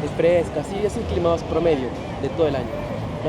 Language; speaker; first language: Spanish; native; Spanish